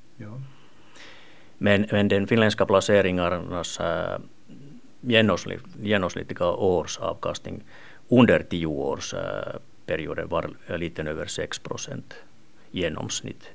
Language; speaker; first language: Swedish; non-native, local second language; Finnish